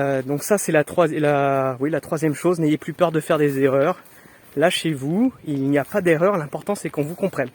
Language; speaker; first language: French; native; French